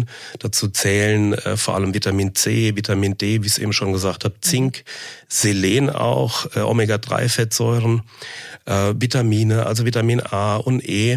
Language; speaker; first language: German; native; German